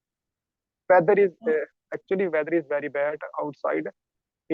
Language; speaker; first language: English; non-native, learner; Urdu